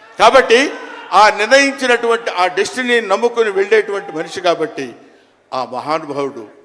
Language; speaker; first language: Telugu; native; Telugu